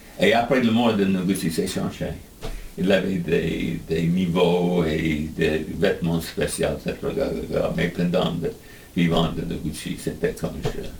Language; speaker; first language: French; non-native, fluent; English